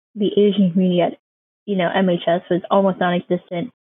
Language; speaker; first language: English; native; English